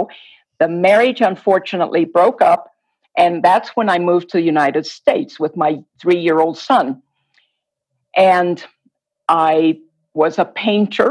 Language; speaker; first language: English; non-native, fluent; Spanish